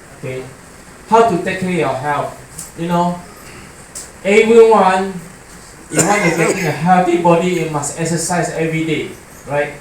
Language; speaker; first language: English; non-native, learner; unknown